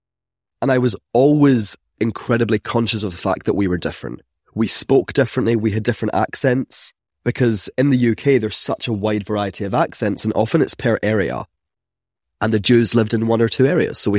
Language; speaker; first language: English; native; English